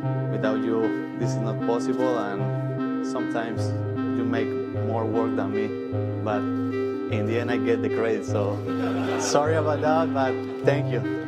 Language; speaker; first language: English; non-native, fluent; Spanish